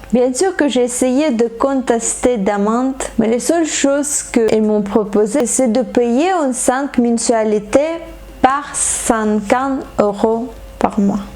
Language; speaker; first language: French; non-native, fluent; Ukrainian